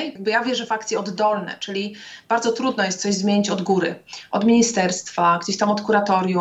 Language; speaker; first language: Polish; native; Polish